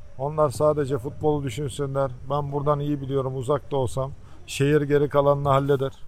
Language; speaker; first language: Turkish; early bilingual, heritage; Turkish